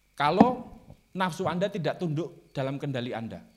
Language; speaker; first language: Indonesian; non-native, local second language; Javanese